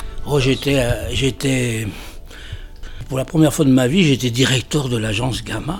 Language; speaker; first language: French; native; French